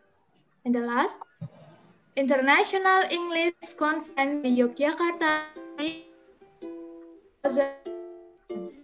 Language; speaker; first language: English; non-native, learner; Indonesian